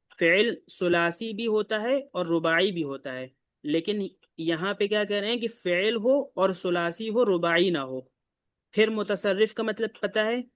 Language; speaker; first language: Urdu; native; Urdu